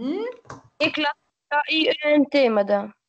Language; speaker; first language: French; non-native, learner; Arabic